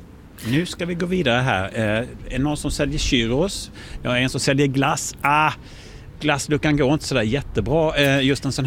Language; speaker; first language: Swedish; native; Swedish